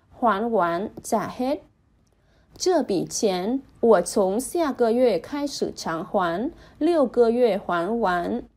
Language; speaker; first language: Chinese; non-native, fluent; Vietnamese